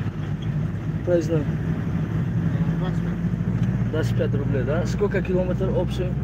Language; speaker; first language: Russian; non-native, local second language; Tajik